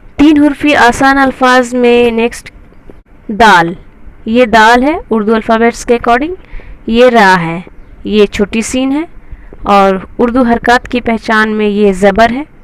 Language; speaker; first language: Hindi; native; Hindi